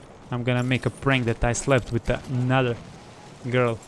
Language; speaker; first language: English; non-native, fluent; Bosnian